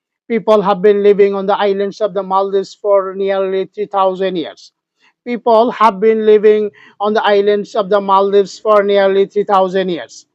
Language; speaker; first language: English; non-native, local second language; Bangla